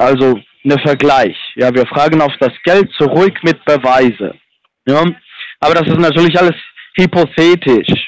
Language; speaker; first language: German; non-native, fluent; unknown